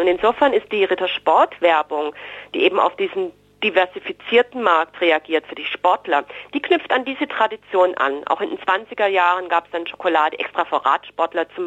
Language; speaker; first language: German; native; German